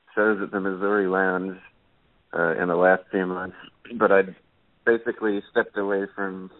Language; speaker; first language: English; native; English